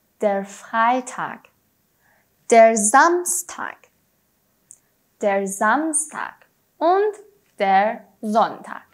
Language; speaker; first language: German; non-native, fluent; Persian